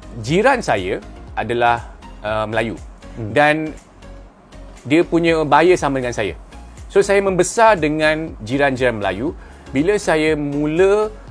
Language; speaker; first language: Malay; non-native, local second language; Cantonese